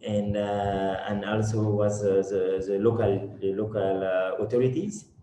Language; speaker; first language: English; non-native, fluent; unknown